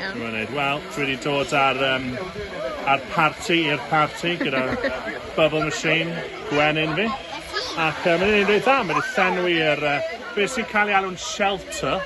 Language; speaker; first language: Welsh; native; Welsh